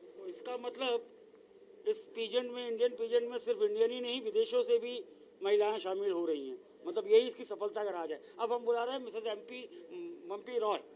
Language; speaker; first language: Hindi; native; Hindi